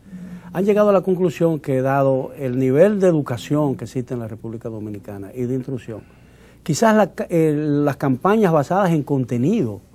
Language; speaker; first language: Spanish; native; Spanish